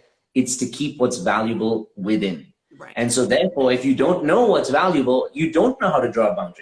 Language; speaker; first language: English; native; English